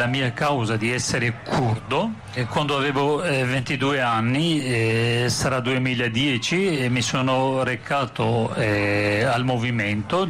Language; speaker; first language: Italian; non-native, fluent; Turkish